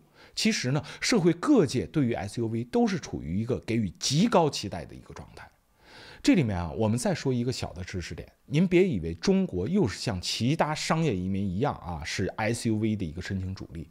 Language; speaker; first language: Chinese; native; Chinese